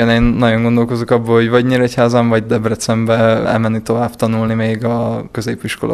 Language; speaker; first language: Hungarian; native; Hungarian